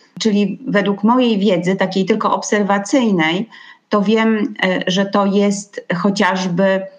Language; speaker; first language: Polish; native; Polish